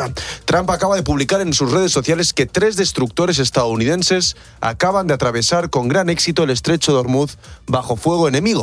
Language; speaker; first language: Spanish; native; Spanish